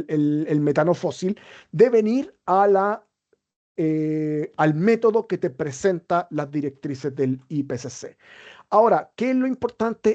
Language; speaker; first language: Spanish; native; Spanish